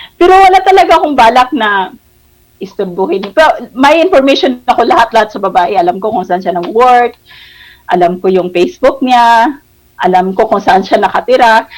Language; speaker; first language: Filipino; non-native, local second language; Cebuano